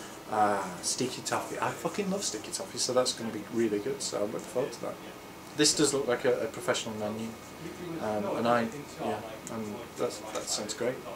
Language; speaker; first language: English; native; English